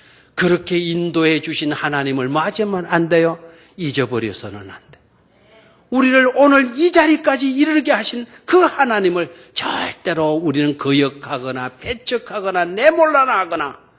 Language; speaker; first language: Korean; native; Korean